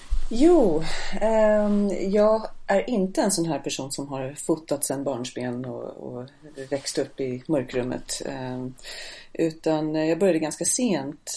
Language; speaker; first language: Swedish; non-native, fluent; English